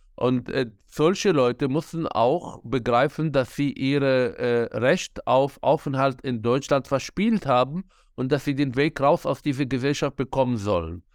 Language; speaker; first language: German; non-native, fluent; Arabic